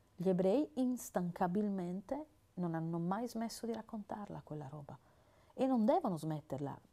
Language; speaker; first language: Italian; native; Italian